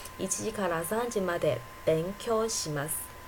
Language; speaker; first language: Japanese; non-native, fluent; Chinese